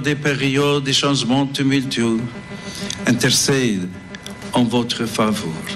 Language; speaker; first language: French; non-native, fluent; English